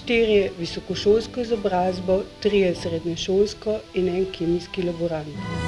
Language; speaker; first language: Slovenian; native; Slovenian